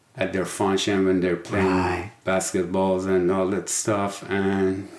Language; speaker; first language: English; non-native, fluent; Persian